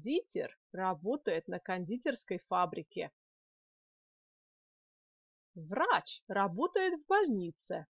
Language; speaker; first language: Russian; non-native, fluent; Polish